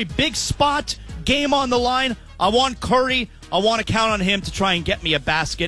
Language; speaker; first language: English; native; English